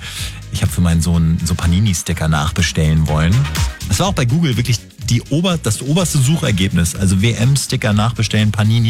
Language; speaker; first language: German; native; German